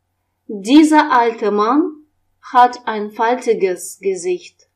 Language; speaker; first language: German; non-native, fluent; Russian